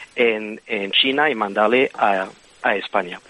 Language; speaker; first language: Spanish; non-native, fluent; French